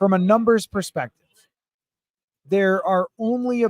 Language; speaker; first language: English; native; English